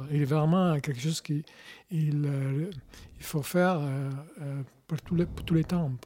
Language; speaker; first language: French; non-native, learner; Italian